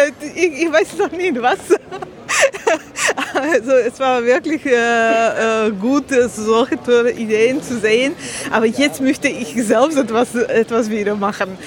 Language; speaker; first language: German; non-native, learner; Slovak